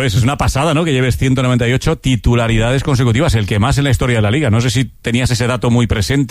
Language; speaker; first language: Spanish; native; Spanish